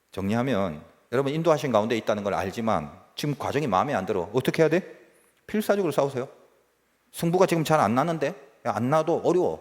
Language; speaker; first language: Korean; native; Korean